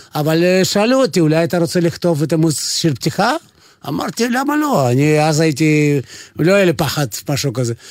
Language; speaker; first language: Hebrew; non-native, fluent; Russian